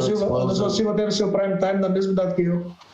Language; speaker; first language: Portuguese; native; Portuguese